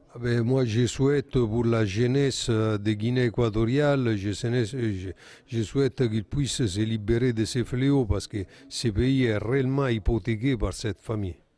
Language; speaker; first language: French; non-native, fluent; Italian